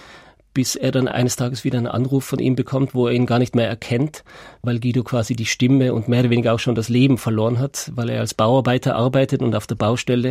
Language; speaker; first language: German; native; German